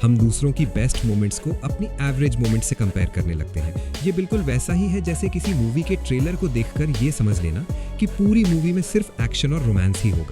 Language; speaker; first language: Hindi; native; Hindi